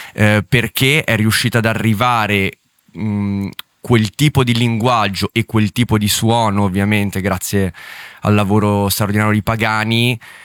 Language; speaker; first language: Italian; native; Italian